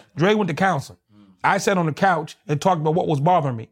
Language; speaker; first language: English; native; English